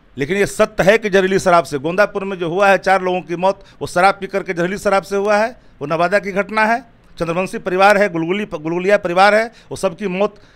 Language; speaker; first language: Hindi; native; Hindi